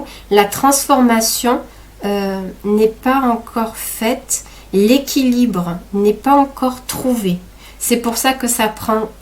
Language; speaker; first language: French; native; French